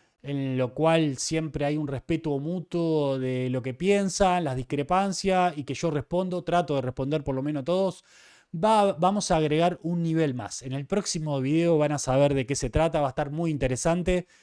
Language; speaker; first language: Spanish; native; Spanish